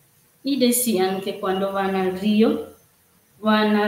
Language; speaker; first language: Spanish; non-native, learner; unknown